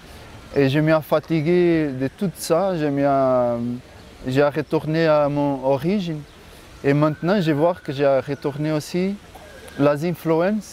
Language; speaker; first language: French; non-native, fluent; Portuguese